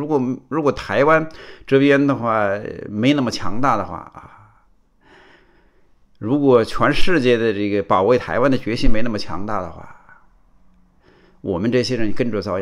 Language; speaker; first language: Chinese; native; Chinese